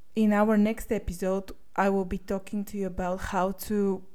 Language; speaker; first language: English; non-native, fluent; Bulgarian